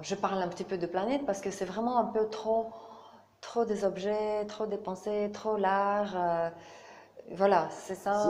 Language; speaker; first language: French; non-native, learner; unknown